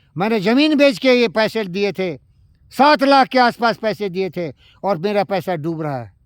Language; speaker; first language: Hindi; native; Hindi